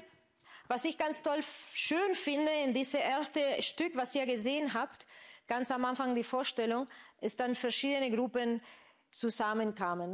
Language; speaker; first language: German; non-native, fluent; Spanish